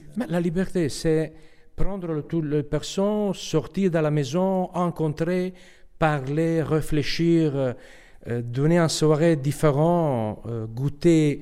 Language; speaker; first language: French; non-native, learner; Italian